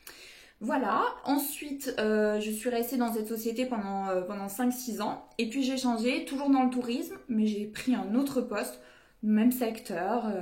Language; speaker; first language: French; native; French